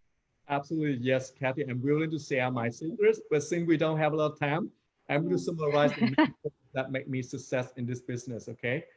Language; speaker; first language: English; non-native, fluent; Vietnamese